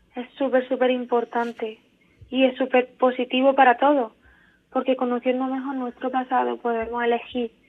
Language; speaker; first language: Spanish; native; Spanish